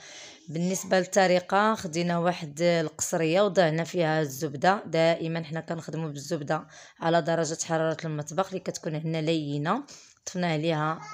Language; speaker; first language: Arabic; native; Arabic